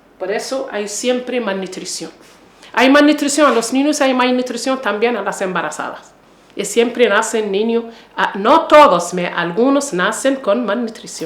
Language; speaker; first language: Spanish; non-native, fluent; Arabic